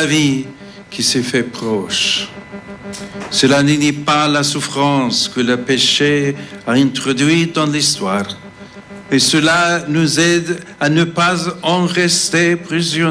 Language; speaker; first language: French; non-native, fluent; English